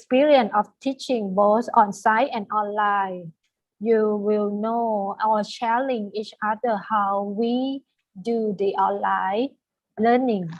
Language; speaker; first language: English; non-native, fluent; Thai